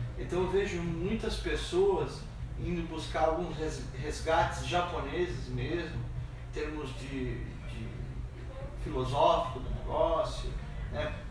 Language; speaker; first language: Portuguese; native; Portuguese